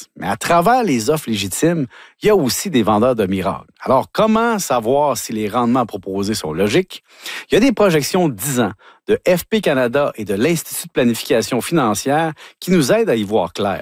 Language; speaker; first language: French; native; French